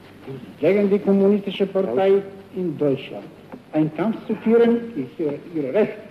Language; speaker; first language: German; non-native, fluent; Bulgarian